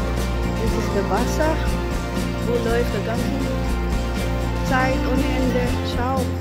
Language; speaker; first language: German; non-native, learner; Filipino